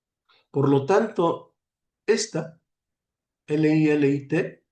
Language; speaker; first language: Spanish; native; Spanish